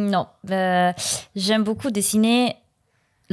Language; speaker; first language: French; non-native, learner; Italian